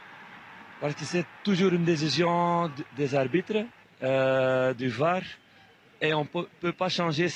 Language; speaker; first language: French; non-native, fluent; Dutch